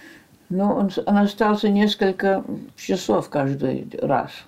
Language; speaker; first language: Russian; early bilingual, heritage; French